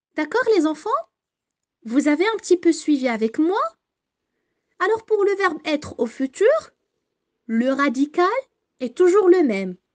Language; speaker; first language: French; non-native, local second language; Arabic